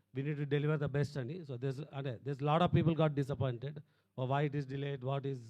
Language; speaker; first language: English; non-native, local second language; Telugu